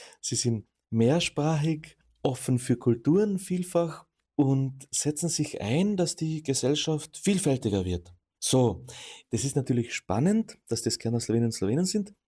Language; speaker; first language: German; non-native, local second language; Slovenian